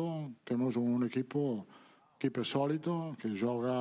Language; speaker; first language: Portuguese; non-native, learner; Italian